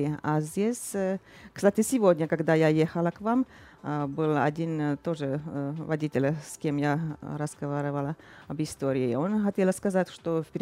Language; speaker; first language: Russian; non-native, fluent; Finnish